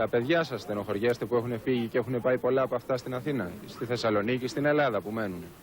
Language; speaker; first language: Greek; native; Greek